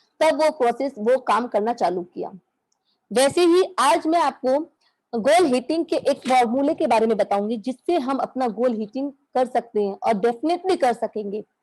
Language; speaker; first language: Hindi; native; Hindi